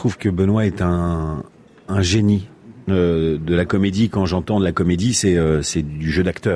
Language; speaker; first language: French; native; French